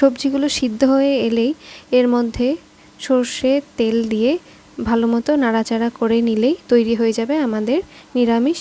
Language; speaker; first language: Bangla; native; Bangla